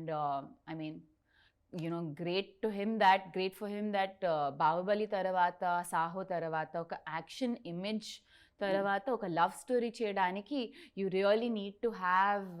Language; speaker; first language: Telugu; non-native, learner; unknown